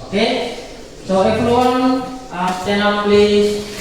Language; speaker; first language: English; non-native, learner; Indonesian